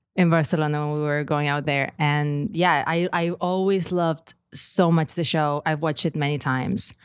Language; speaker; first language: English; non-native, fluent; Catalan